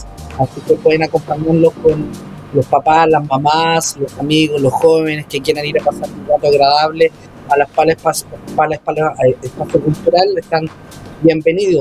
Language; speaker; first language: Spanish; native; Spanish